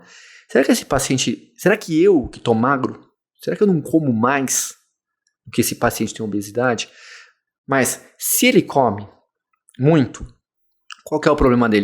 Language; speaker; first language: Portuguese; native; Portuguese